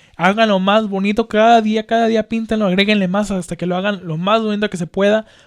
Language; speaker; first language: Spanish; early bilingual, heritage; Spanish